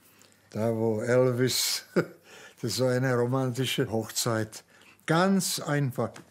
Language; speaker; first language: German; non-native, fluent; Czech